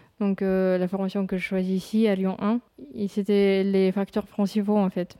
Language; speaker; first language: French; non-native, fluent; Russian